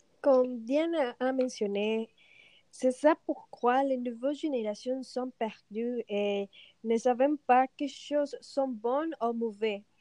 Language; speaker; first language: French; non-native, learner; Spanish